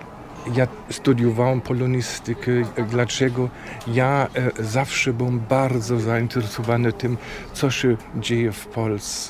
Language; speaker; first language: Polish; non-native, fluent; German